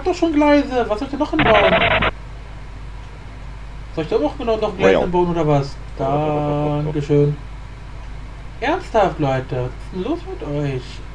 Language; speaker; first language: German; native; German